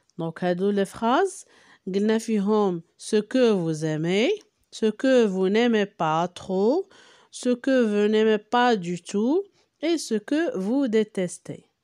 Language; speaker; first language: French; non-native, local second language; Arabic